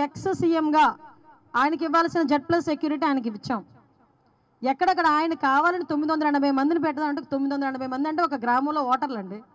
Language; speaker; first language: Telugu; native; Telugu